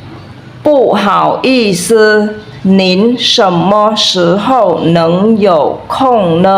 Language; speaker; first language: Chinese; non-native, fluent; Khmer